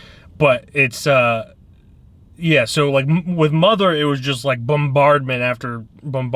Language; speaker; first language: English; native; English